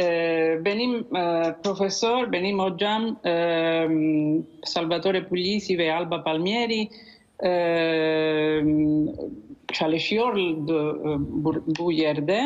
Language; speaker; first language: Turkish; non-native, learner; Italian